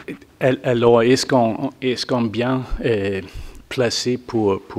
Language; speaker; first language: French; non-native, fluent; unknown